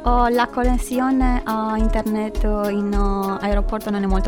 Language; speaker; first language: Italian; non-native, fluent; Romanian